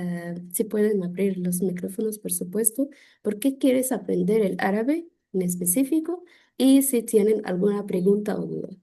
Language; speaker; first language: Spanish; non-native, fluent; Arabic